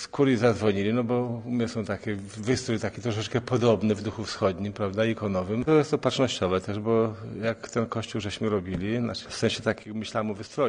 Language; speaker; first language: Polish; native; Polish